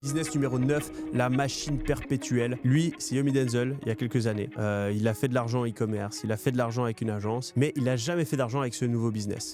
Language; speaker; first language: French; native; French